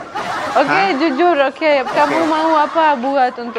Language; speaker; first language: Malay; non-native, learner; Russian